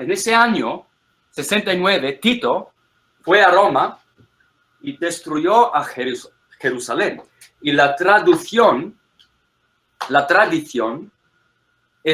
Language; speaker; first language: Spanish; non-native, fluent; English